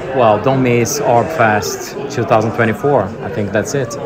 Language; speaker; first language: English; non-native, fluent; Portuguese